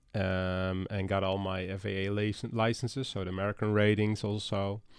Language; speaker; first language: English; non-native, fluent; Dutch